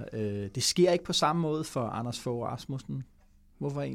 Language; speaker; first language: Danish; native; Danish